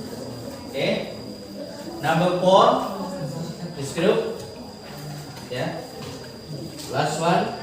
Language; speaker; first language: English; non-native, learner; Indonesian